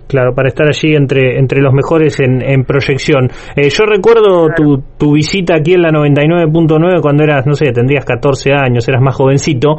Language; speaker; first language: Spanish; native; Spanish